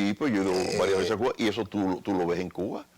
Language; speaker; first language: Spanish; native; Spanish